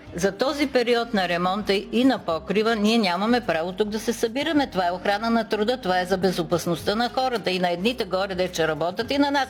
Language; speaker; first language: Bulgarian; native; Bulgarian